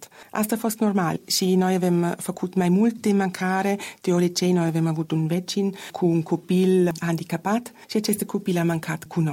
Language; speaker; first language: Romanian; non-native, learner; German